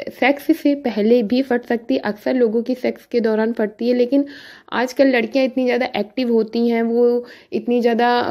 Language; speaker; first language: Hindi; native; Hindi